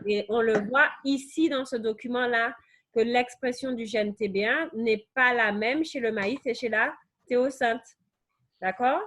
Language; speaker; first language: French; native; French